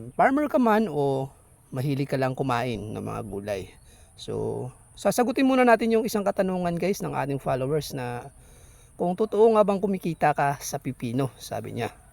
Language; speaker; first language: Filipino; native; Filipino